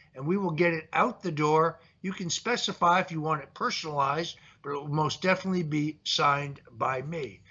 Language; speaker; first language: English; early bilingual, other home language; Italian